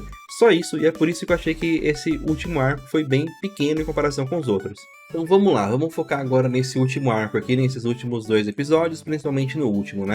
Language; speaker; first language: Portuguese; native; Portuguese